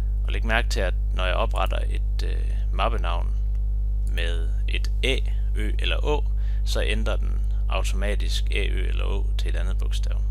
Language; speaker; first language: Danish; native; Danish